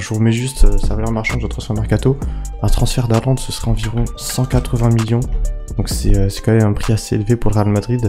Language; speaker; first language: French; native; French